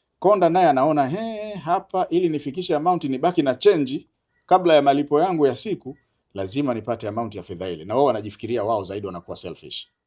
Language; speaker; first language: Swahili; native; Swahili